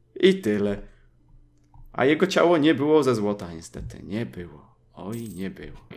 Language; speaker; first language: Polish; native; Polish